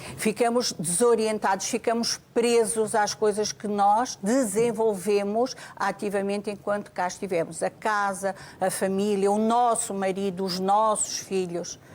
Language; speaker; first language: Portuguese; native; Portuguese